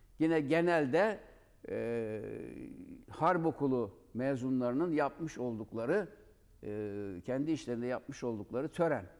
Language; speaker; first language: Turkish; native; Turkish